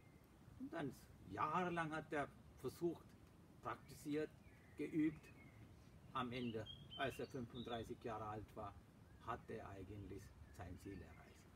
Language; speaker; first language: German; non-native, fluent; Sinhala